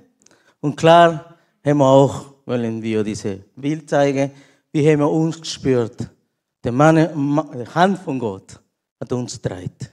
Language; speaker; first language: German; non-native, learner; Spanish